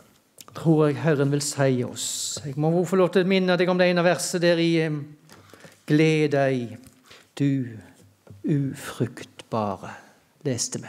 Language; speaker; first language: Norwegian; native; Norwegian